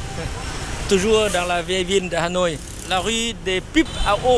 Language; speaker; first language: French; non-native, fluent; Vietnamese